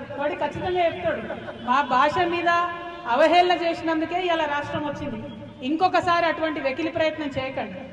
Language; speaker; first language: Telugu; native; Telugu